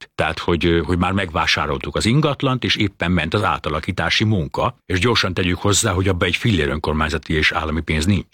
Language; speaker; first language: Hungarian; native; Hungarian